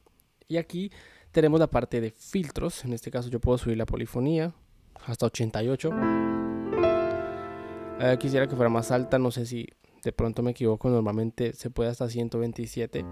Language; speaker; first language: Spanish; native; Spanish